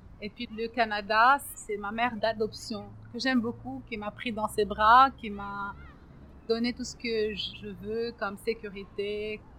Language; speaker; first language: French; non-native, local second language; Arabic